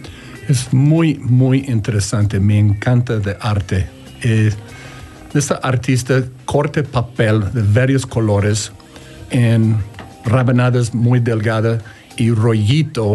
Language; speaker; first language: Spanish; non-native, learner; English